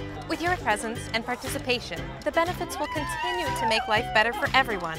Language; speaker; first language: English; native; English